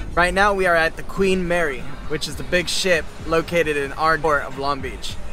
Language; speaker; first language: English; native; English